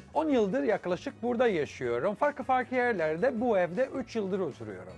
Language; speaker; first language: Turkish; non-native, fluent; Italian